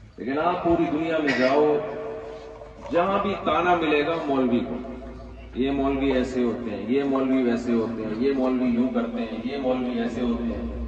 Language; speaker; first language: Urdu; native; Urdu